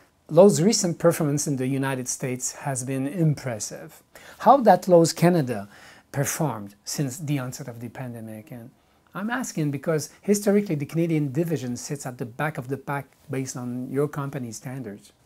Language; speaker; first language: English; non-native, fluent; French